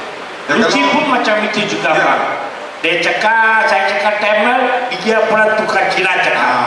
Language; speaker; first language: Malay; non-native, local second language; Tamil